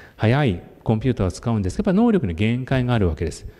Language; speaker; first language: Japanese; native; Japanese